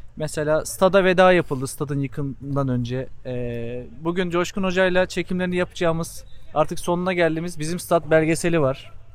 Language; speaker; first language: Turkish; native; Turkish